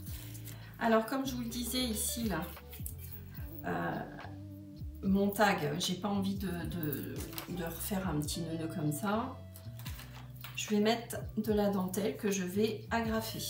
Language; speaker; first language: French; native; French